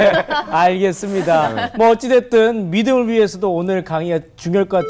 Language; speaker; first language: Korean; native; Korean